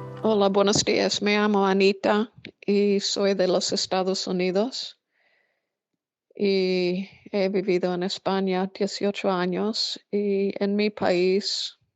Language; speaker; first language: Spanish; non-native, fluent; English